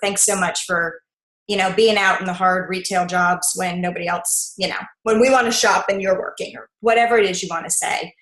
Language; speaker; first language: English; native; English